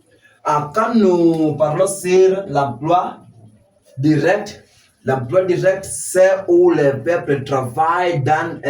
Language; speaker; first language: French; non-native, fluent; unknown